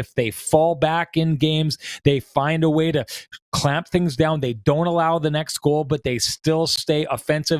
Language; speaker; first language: English; native; English